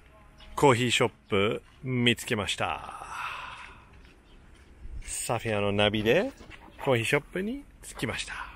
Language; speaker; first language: Japanese; native; Japanese